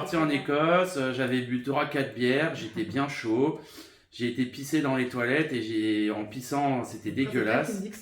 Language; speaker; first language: French; native; French